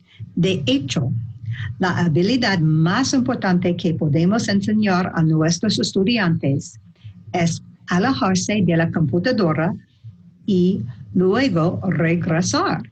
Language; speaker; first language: Spanish; non-native, learner; English